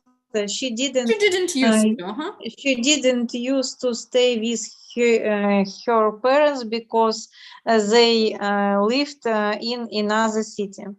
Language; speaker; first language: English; non-native, learner; Russian